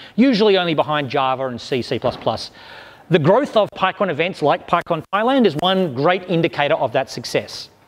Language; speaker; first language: English; native; English